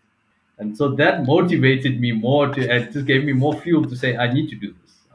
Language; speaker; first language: English; native; English